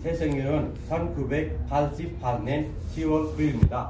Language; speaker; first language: Korean; non-native, learner; Nepali